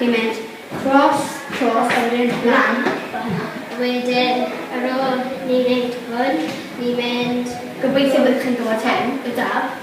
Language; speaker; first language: Welsh; non-native, local second language; English